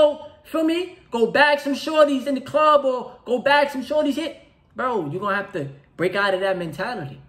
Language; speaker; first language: English; native; English